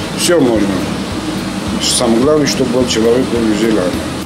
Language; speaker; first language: Russian; non-native, learner; Georgian